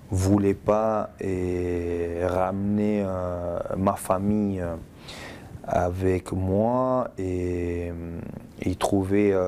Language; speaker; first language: French; non-native, fluent; Spanish